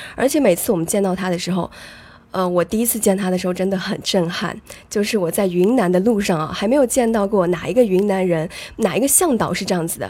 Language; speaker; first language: Chinese; native; Chinese